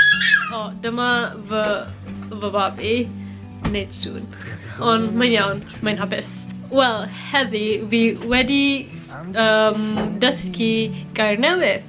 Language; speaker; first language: Welsh; non-native, learner; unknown